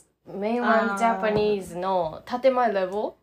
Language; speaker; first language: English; non-native, fluent; Japanese